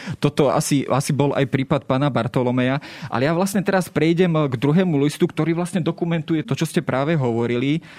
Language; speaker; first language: Slovak; native; Slovak